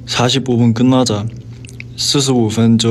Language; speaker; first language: Korean; non-native, fluent; Chinese